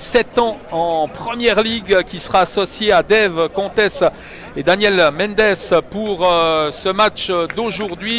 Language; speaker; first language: French; native; French